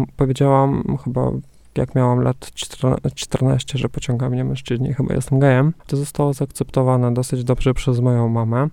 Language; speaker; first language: Polish; non-native, fluent; Russian